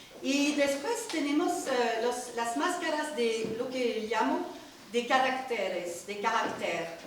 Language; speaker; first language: Spanish; non-native, learner; French